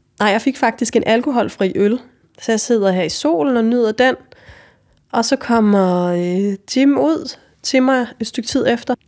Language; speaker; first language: Danish; native; Danish